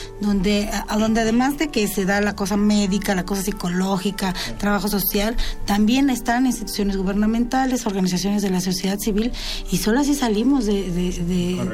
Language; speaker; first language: Spanish; native; Spanish